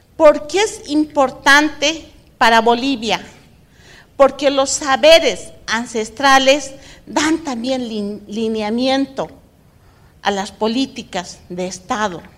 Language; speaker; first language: Spanish; non-native, local second language; Aymara